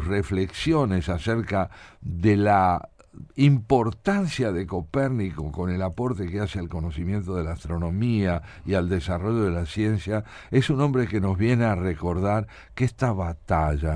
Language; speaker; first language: Spanish; native; Spanish